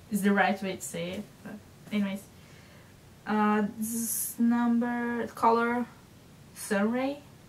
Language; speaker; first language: English; non-native, learner; Portuguese